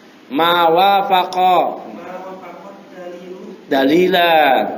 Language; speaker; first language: Arabic; non-native, fluent; Indonesian